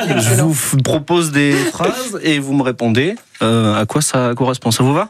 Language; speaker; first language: French; native; French